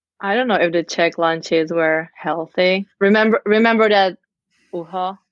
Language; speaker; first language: English; non-native, fluent; Czech